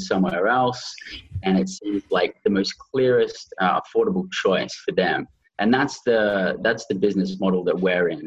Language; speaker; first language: English; native; English